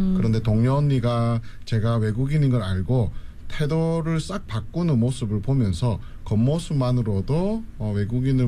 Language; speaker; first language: Korean; native; Korean